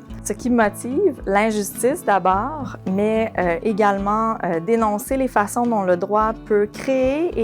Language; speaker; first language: French; native; French